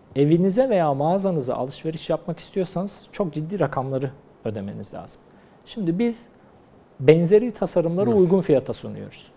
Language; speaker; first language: Turkish; native; Turkish